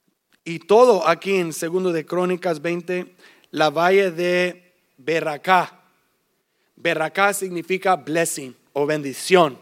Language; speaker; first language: Spanish; early bilingual, heritage; English